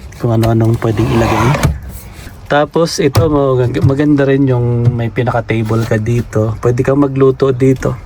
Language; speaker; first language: Filipino; native; Filipino